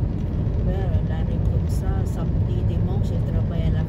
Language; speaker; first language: French; non-native, fluent; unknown